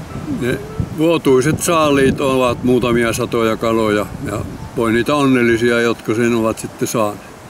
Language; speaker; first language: Finnish; native; Finnish